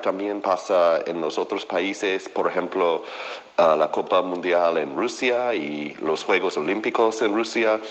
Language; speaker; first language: Spanish; non-native, fluent; English